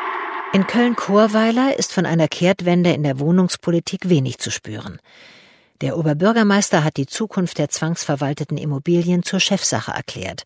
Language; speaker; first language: German; native; German